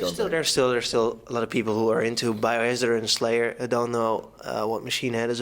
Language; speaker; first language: English; non-native, fluent; Dutch